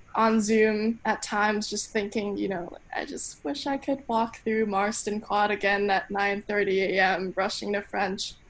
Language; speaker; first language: English; non-native, local second language; Cantonese